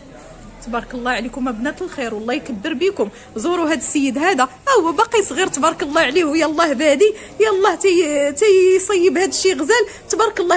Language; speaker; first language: Arabic; native; Arabic